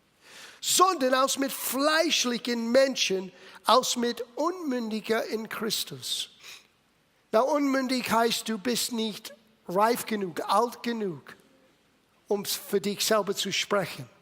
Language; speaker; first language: German; non-native, fluent; English